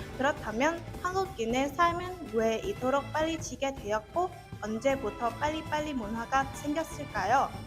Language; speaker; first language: Korean; non-native, learner; Vietnamese